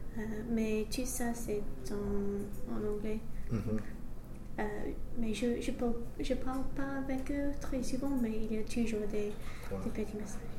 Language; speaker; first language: French; non-native, learner; English